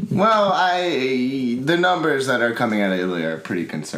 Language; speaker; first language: English; native; English